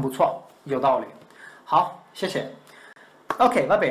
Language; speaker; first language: Chinese; non-native, fluent; Italian